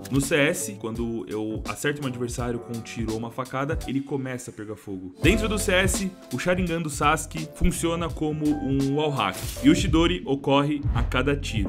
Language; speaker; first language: Portuguese; native; Portuguese